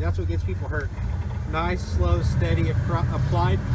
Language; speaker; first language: English; native; English